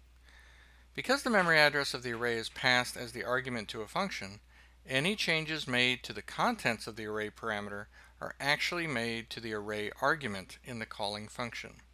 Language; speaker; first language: English; native; English